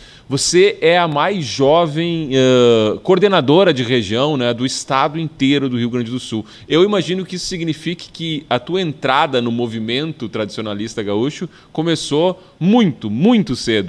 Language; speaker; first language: Portuguese; native; Portuguese